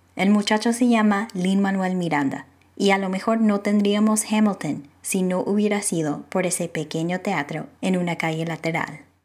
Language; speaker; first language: Spanish; non-native, fluent; English